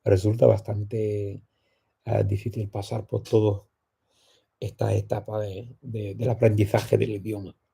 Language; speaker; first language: Spanish; non-native, fluent; English